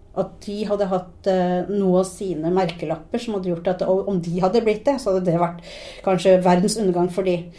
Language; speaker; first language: Norwegian; early bilingual, other home language; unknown